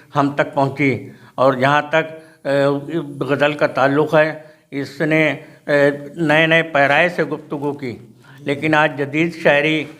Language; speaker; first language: Urdu; native; Urdu